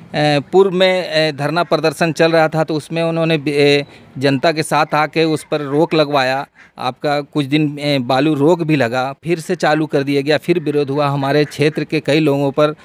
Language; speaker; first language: Hindi; native; Hindi